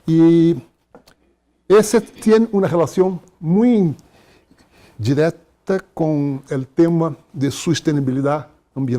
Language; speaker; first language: Spanish; non-native, fluent; Portuguese